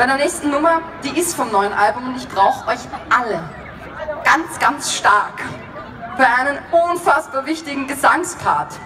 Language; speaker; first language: German; native; German